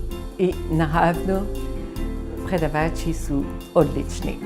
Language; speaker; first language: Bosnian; non-native, learner; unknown